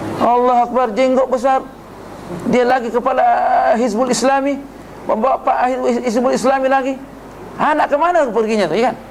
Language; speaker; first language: Malay; non-native, local second language; Buginese